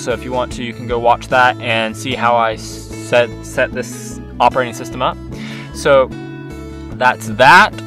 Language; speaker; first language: English; native; English